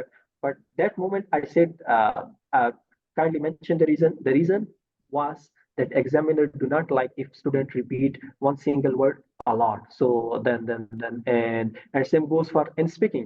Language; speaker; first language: English; non-native, fluent; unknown